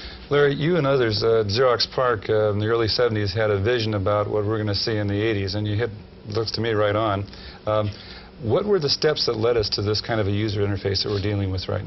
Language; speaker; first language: English; native; English